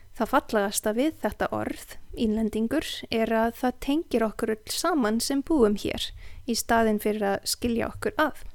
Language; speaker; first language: Icelandic; non-native, fluent; Serbian